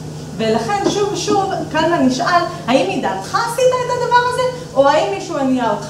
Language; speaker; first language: Hebrew; native; Hebrew